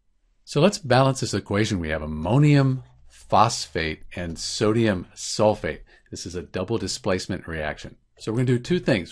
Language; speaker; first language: English; native; English